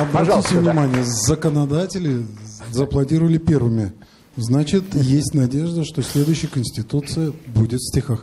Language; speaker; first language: Russian; native; Russian